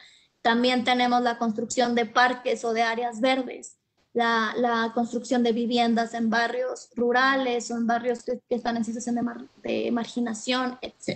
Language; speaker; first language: Spanish; native; Spanish